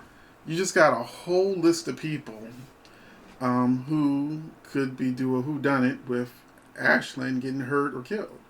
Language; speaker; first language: English; native; English